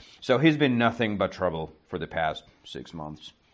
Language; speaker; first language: English; non-native, fluent; Czech